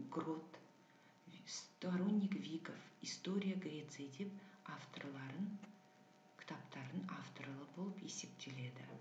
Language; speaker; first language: Russian; non-native, local second language; Kazakh